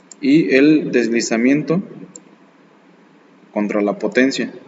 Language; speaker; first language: Spanish; native; Spanish